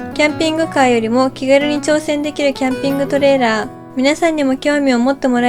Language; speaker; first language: Japanese; native; Japanese